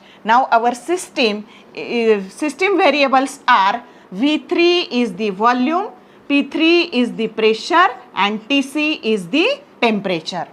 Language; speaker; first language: English; non-native, local second language; Marathi